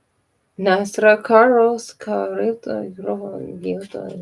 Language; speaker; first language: Spanish; non-native, learner; English